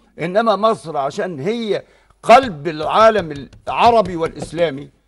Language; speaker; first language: Arabic; native; Arabic